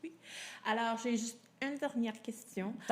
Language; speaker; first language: French; non-native, local second language; English